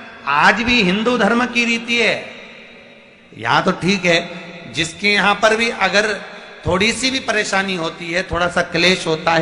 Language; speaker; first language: Hindi; native; Hindi